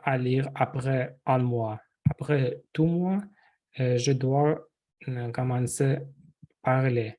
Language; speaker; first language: French; non-native, learner; Russian